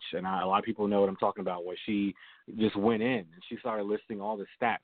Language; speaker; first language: English; native; English